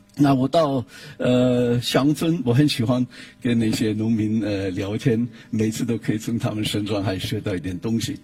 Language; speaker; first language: Chinese; non-native, fluent; German